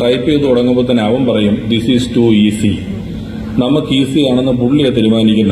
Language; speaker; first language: Malayalam; native; Malayalam